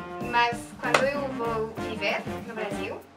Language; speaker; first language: Portuguese; non-native, learner; French